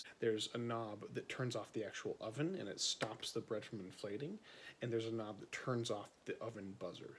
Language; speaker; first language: English; native; English